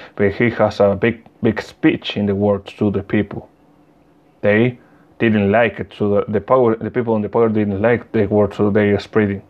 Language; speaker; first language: English; non-native, learner; Spanish